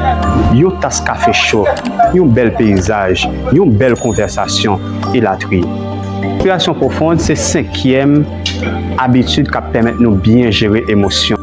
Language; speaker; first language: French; non-native, local second language; Haitian Creole